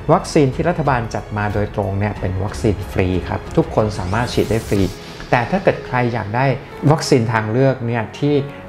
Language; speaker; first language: Thai; native; Thai